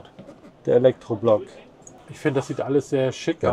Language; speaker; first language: German; native; German